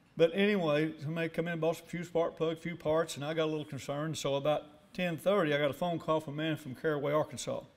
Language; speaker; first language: English; native; English